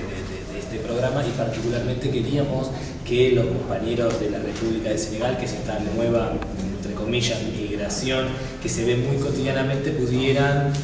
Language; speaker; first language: Spanish; native; Spanish